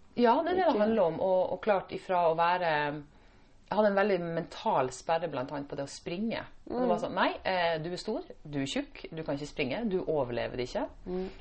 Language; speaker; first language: Norwegian; native; Norwegian